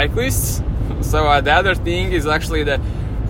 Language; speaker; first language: English; non-native, fluent; Latvian